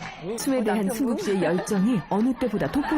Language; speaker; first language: Korean; native; Korean